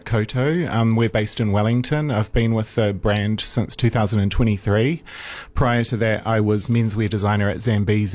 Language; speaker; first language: English; native; English